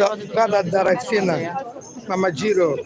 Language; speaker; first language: Italian; non-native, learner; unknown